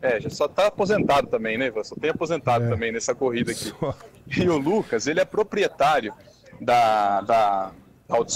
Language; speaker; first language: Portuguese; native; Portuguese